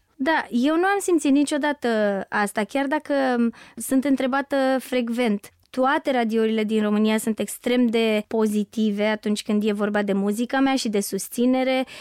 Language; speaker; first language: Romanian; native; Romanian